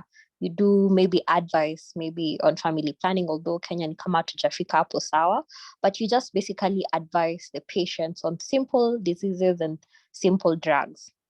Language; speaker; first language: English; non-native, local second language; Swahili